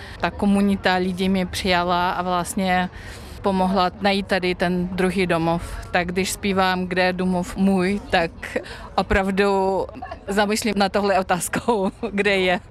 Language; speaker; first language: Czech; non-native, fluent; Russian